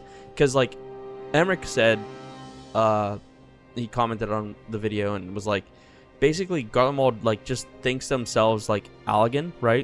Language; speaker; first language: English; native; English